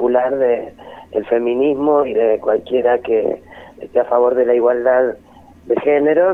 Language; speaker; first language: Spanish; native; Spanish